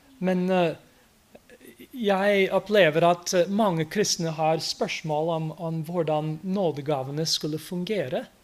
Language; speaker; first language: Norwegian; non-native, fluent; English